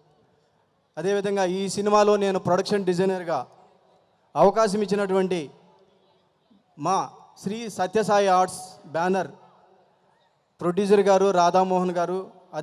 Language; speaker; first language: Telugu; native; Telugu